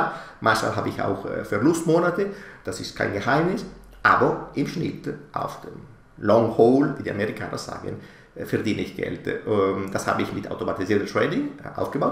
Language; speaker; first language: German; non-native, fluent; Italian